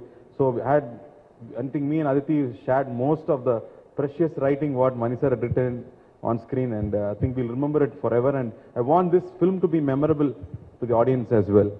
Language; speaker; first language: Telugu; non-native, learner; Tamil